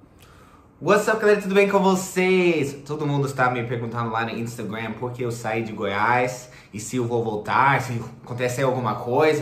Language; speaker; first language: Portuguese; non-native, fluent; English